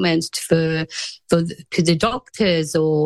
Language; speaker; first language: English; native; English